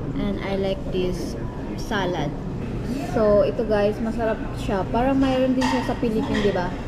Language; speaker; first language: Filipino; native; Filipino